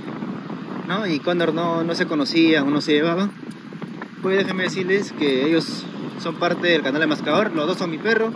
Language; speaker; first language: Spanish; native; Spanish